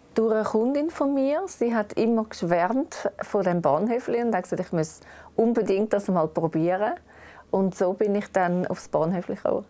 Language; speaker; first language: German; native; German